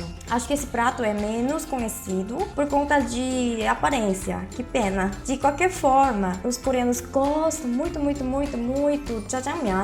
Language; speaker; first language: Portuguese; non-native, fluent; Korean